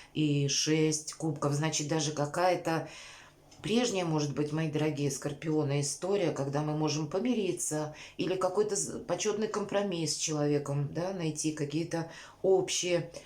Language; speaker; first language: Russian; native; Russian